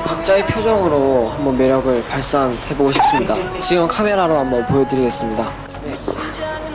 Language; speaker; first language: Korean; non-native, fluent; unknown